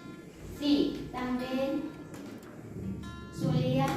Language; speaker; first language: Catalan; non-native, learner; Spanish